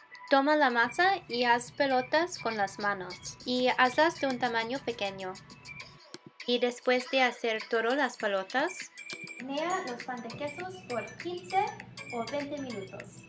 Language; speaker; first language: Spanish; non-native, fluent; English